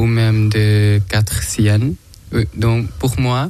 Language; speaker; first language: French; non-native, learner; Thai